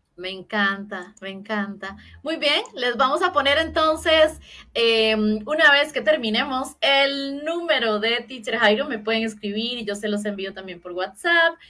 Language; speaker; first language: Spanish; native; Spanish